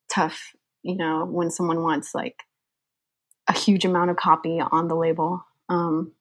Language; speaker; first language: English; native; English